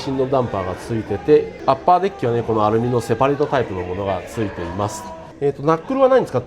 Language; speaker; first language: Japanese; native; Japanese